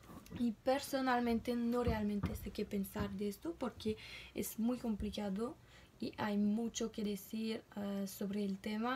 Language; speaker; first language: Spanish; non-native, learner; French